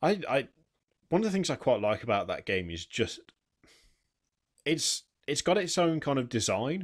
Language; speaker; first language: English; native; English